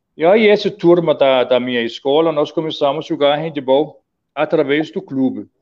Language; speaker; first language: Portuguese; non-native, fluent; Danish